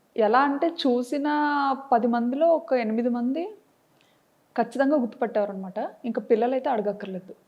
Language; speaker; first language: Telugu; native; Telugu